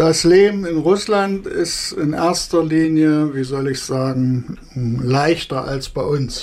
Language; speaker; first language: German; native; German